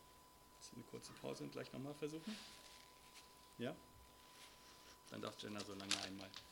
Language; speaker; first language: German; native; German